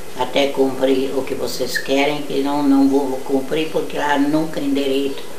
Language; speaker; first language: Portuguese; early bilingual, other home language; German